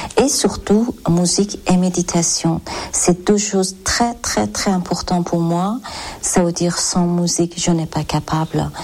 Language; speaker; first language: French; non-native, learner; Persian